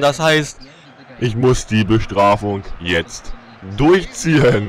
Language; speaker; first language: German; native; German